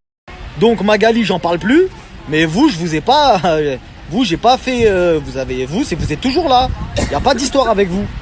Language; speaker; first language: French; native; French